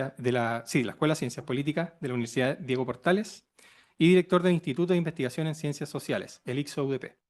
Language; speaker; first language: Spanish; native; Spanish